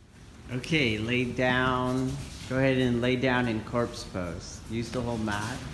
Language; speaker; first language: English; native; English